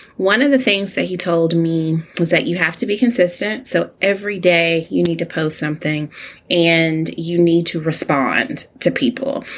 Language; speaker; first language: English; native; English